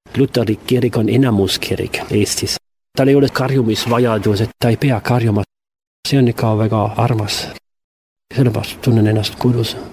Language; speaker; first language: Estonian; non-native, fluent; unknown